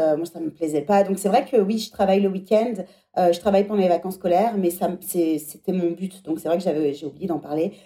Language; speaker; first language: French; native; French